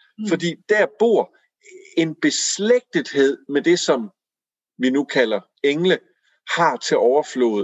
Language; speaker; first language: Danish; native; Danish